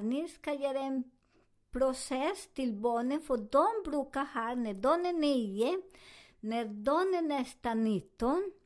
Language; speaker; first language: Swedish; non-native, learner; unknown